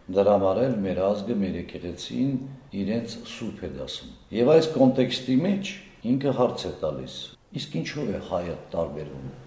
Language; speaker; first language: Armenian; early bilingual, heritage; Armenian